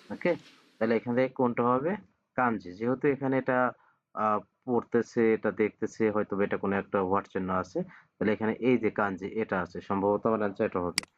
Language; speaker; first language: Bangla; native; Bangla